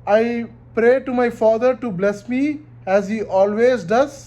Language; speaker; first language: English; non-native, local second language; Telugu